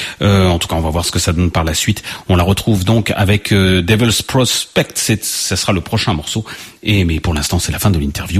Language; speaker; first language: French; native; French